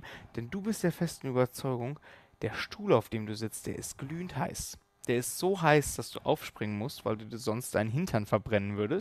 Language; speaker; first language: German; native; German